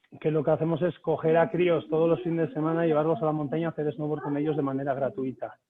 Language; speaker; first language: Spanish; native; Spanish